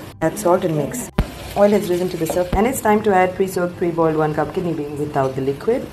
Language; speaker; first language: English; non-native, local second language; Urdu